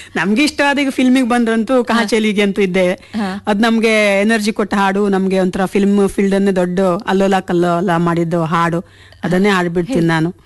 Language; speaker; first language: Kannada; non-native, local second language; Konkani